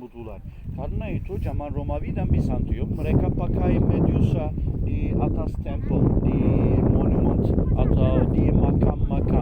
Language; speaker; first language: Indonesian; non-native, fluent; Turkish